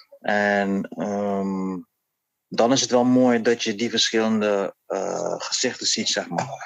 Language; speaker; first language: Dutch; native; Dutch